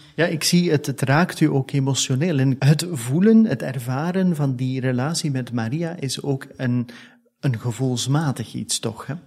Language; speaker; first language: Dutch; native; Dutch